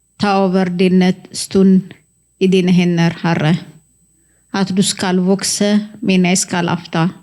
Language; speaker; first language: Norwegian; non-native, fluent; Amharic